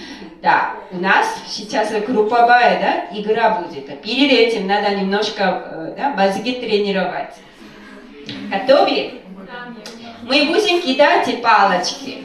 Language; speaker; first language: Russian; non-native, fluent; Korean